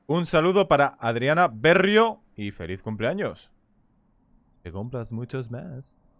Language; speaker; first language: Spanish; native; Spanish